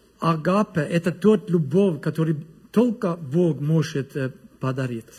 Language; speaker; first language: Russian; non-native, learner; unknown